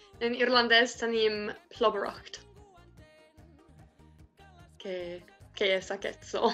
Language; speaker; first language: Catalan; non-native, fluent; Irish